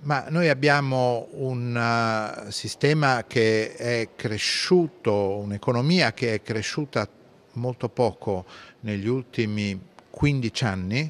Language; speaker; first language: Italian; native; Italian